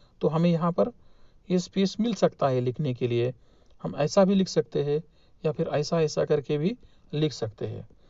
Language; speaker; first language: Hindi; non-native, local second language; Marathi